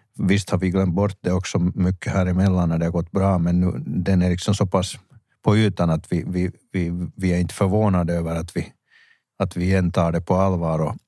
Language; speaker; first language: Swedish; native; Swedish